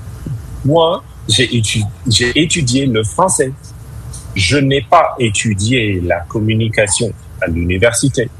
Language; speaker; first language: French; non-native, fluent; English